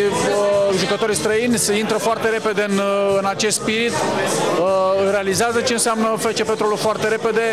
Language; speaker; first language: Romanian; native; Romanian